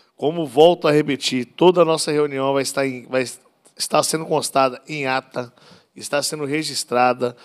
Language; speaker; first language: Portuguese; native; Portuguese